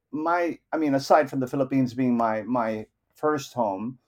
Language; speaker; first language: English; non-native, local second language; Filipino